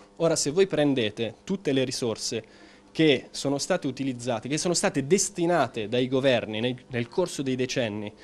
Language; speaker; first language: Italian; native; Italian